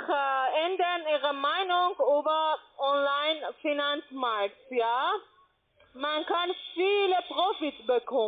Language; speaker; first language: German; non-native, learner; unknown